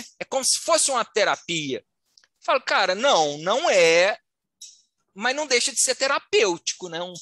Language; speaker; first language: Portuguese; native; Portuguese